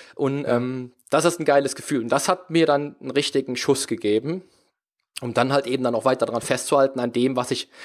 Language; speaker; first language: German; native; German